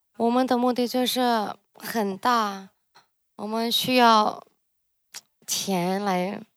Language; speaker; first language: Chinese; early bilingual, heritage; Chinese